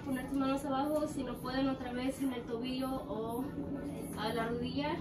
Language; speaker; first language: Spanish; early bilingual, heritage; Spanish